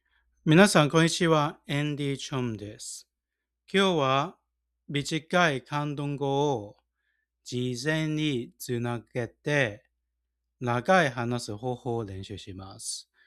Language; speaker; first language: Japanese; non-native, fluent; Cantonese